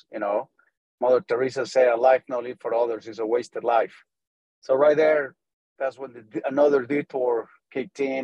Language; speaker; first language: English; non-native, fluent; Spanish